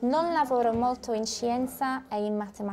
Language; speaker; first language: Italian; non-native, fluent; English